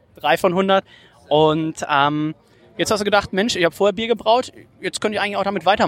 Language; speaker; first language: German; native; German